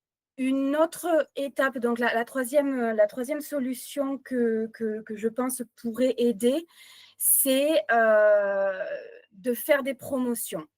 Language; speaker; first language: French; native; French